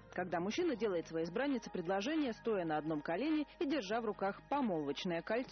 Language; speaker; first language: Russian; native; Russian